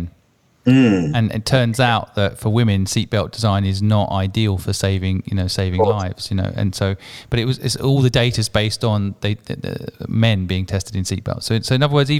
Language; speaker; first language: English; native; English